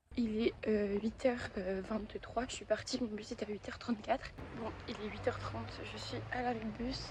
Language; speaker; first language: French; native; French